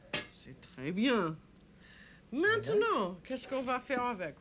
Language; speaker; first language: French; non-native, fluent; English